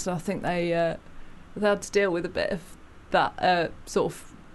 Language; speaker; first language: English; native; English